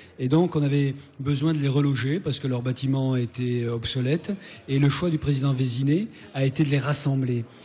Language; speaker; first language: French; native; French